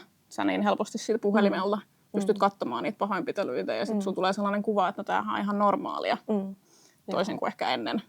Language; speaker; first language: Finnish; native; Finnish